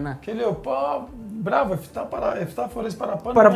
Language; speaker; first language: Greek; non-native, fluent; Portuguese